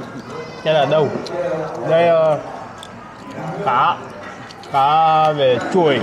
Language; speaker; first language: Vietnamese; non-native, fluent; Portuguese